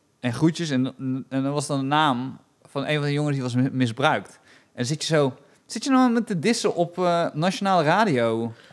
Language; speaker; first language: Dutch; native; Dutch